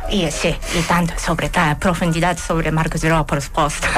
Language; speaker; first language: Catalan; non-native, learner; Japanese